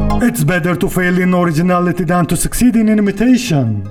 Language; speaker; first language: English; non-native, fluent; Turkish